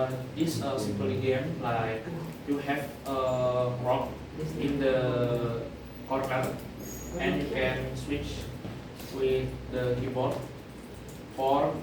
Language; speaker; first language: English; non-native, learner; Indonesian